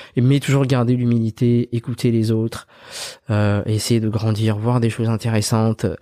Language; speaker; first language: French; early bilingual, other home language; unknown